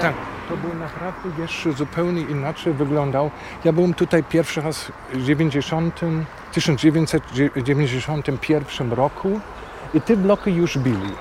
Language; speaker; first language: Polish; non-native, fluent; German